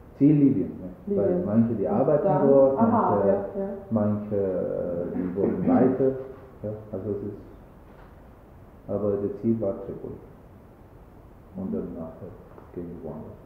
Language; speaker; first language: German; non-native, learner; Arabic